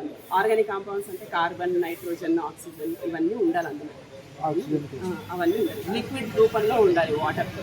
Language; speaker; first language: Telugu; native; Telugu